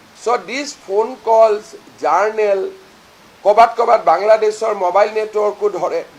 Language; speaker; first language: English; non-native, local second language; Assamese